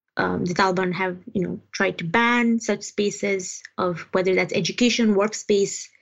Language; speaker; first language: English; non-native, local second language; Uzbek